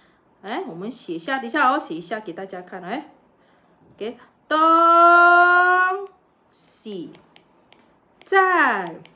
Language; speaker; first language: Chinese; non-native, local second language; Malay